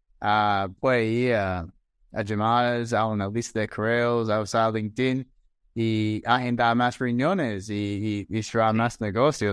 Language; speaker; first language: Spanish; non-native, fluent; English